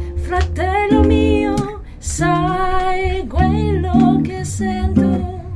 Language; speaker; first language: Italian; non-native, fluent; Chinese